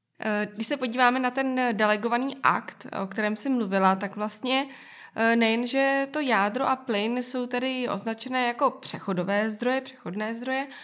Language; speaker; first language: Czech; native; Czech